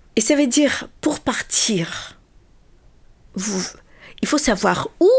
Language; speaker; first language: French; non-native, fluent; Russian